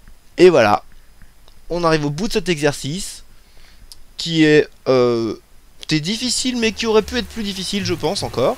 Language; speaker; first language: French; native; French